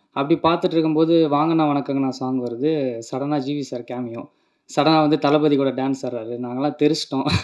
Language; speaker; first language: Tamil; native; Tamil